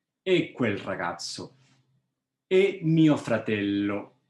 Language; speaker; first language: Italian; non-native, fluent; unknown